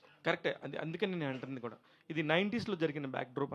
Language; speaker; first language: Telugu; native; Telugu